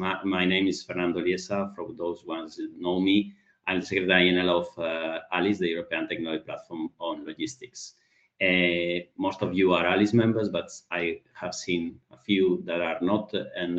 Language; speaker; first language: English; non-native, fluent; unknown